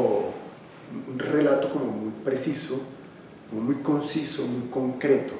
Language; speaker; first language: Spanish; native; Spanish